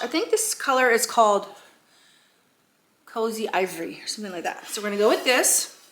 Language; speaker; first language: English; native; English